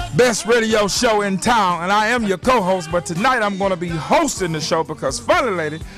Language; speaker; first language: English; native; English